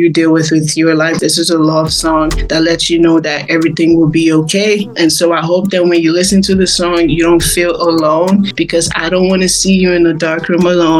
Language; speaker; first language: English; non-native, local second language; Igbo